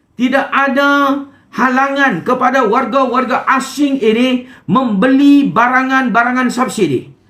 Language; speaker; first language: Malay; native; Malay